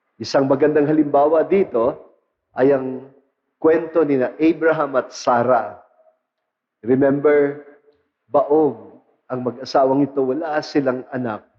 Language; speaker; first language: Filipino; non-native, local second language; Pampanga